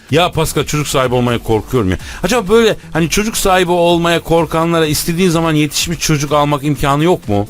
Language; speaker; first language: Turkish; native; Turkish